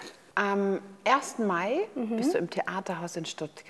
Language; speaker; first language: German; native; German